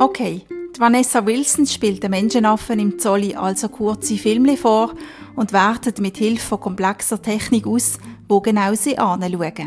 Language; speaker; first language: German; native; German